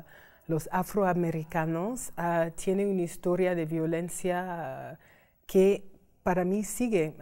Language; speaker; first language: Spanish; non-native, fluent; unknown